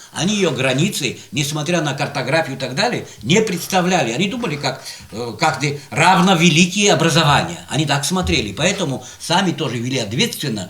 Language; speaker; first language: Russian; non-native, local second language; Abkhazian